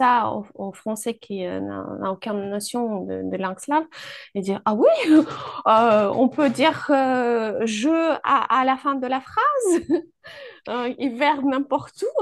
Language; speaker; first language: French; non-native, fluent; Ukrainian